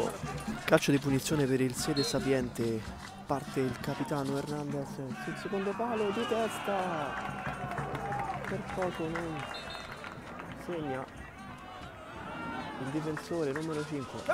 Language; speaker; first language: Italian; native; Italian